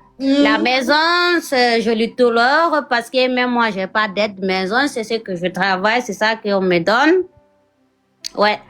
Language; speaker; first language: French; non-native, local second language; Fula